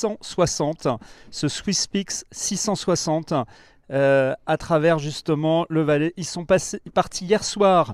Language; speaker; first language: French; native; French